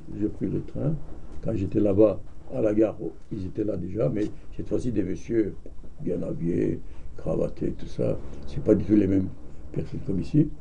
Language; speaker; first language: French; non-native, fluent; Armenian